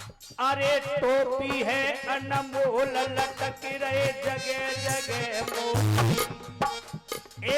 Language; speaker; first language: Hindi; native; Hindi